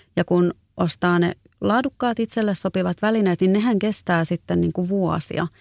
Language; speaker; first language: Finnish; native; Finnish